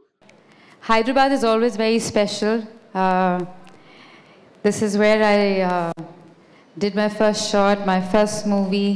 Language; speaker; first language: Telugu; native; Telugu